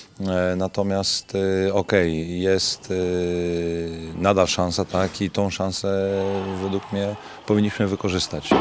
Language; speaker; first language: Polish; native; Polish